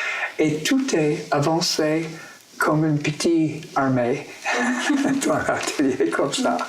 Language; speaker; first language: French; non-native, fluent; English